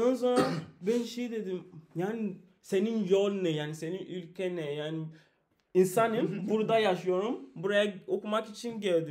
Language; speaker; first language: Turkish; non-native, learner; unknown